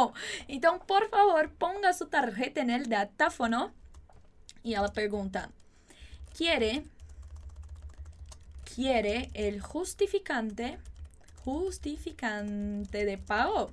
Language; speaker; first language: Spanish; non-native, fluent; Portuguese